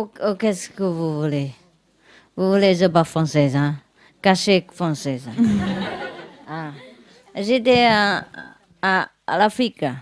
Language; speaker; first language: French; non-native, learner; Vietnamese